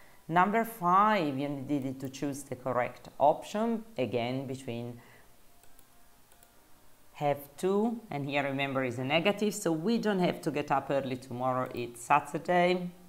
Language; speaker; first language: English; non-native, fluent; Italian